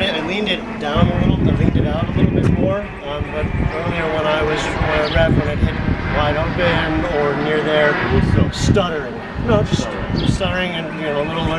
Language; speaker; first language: English; native; English